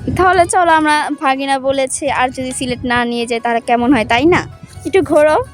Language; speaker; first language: Bangla; native; Bangla